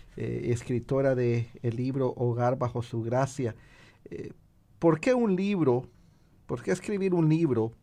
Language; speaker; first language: Spanish; native; Spanish